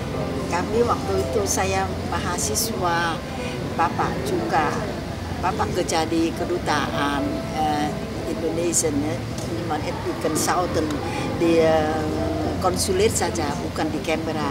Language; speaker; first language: Indonesian; non-native, fluent; Vietnamese